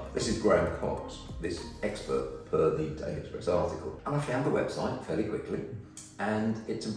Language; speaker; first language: English; native; English